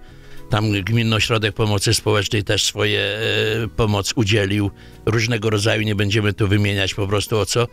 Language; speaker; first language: Polish; native; Polish